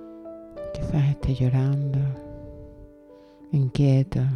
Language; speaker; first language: Spanish; native; Spanish